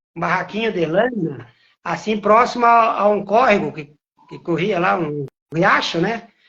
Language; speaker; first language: Portuguese; native; Portuguese